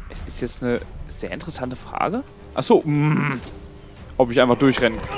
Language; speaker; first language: German; native; German